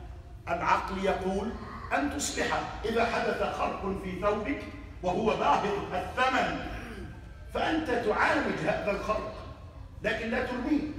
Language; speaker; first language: Arabic; native; Arabic